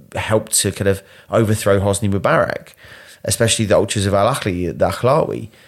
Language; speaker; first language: English; native; English